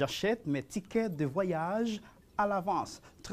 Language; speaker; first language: French; non-native, fluent; Spanish